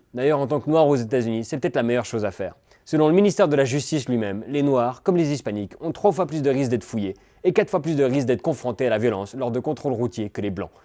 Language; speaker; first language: French; native; French